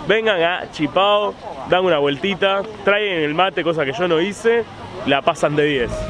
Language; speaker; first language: Spanish; native; Spanish